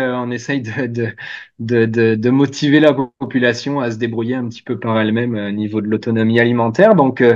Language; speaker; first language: French; native; French